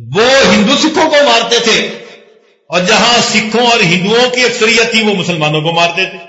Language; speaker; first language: Urdu; non-native, local second language; Punjabi